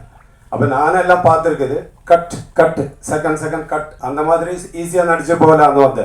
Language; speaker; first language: Tamil; non-native, learner; Malayalam